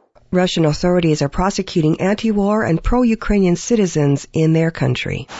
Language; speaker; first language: English; early bilingual, other home language; Ukrainian